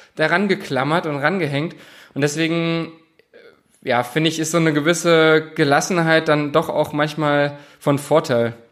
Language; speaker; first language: German; native; German